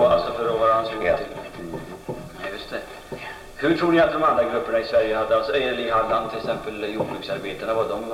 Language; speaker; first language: Swedish; native; Swedish